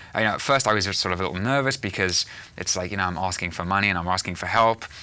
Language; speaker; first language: English; native; English